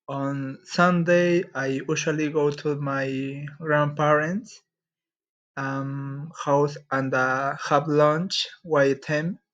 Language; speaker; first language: English; non-native, learner; Spanish